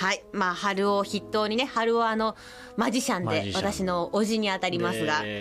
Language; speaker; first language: Japanese; native; Japanese